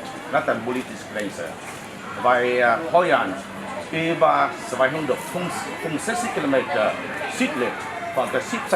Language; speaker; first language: German; non-native, learner; Vietnamese